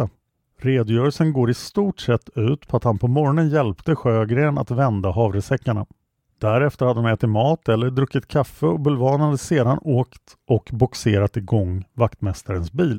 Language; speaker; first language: Swedish; native; Swedish